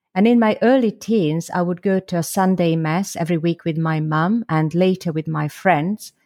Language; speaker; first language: English; non-native, fluent; Slovak